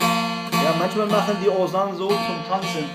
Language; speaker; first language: German; non-native, fluent; Kurdish